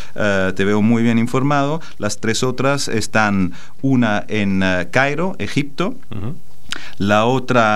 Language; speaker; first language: Spanish; non-native, fluent; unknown